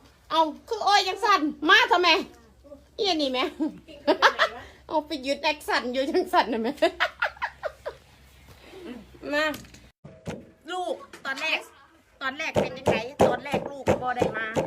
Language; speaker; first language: Thai; non-native, local second language; Northeastern Thai